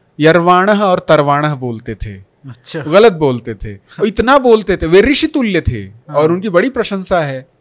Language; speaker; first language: Hindi; non-native, local second language; Bhojpuri